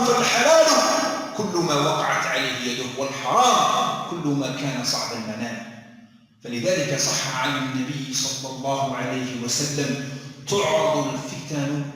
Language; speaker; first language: Arabic; native; Arabic